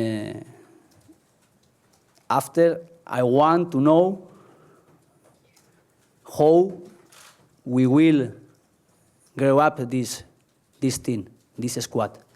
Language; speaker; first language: English; non-native, learner; Spanish